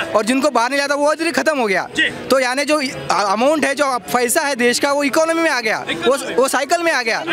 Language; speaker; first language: Hindi; non-native, local second language; Marathi